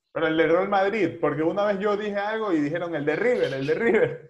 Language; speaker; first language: Spanish; native; Spanish